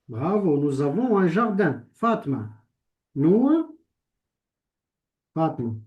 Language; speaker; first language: French; non-native, local second language; Arabic